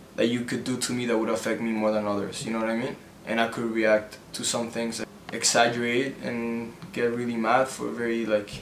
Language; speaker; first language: English; early bilingual, other home language; Spanish